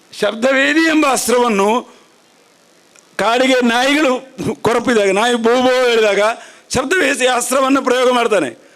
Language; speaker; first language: Kannada; non-native, local second language; Tulu